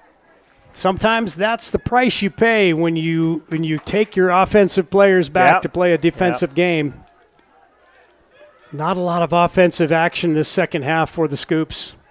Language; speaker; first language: English; native; English